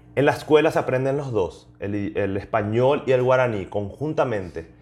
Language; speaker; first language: Spanish; native; Spanish